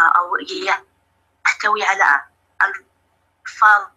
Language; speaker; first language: Arabic; native; Arabic